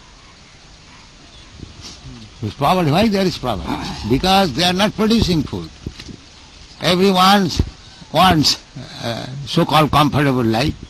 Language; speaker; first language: English; non-native, local second language; Bangla